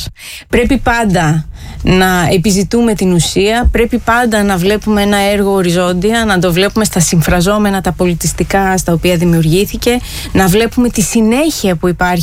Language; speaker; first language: Greek; native; Greek